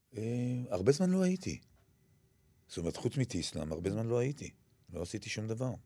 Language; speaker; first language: Hebrew; early bilingual, other home language; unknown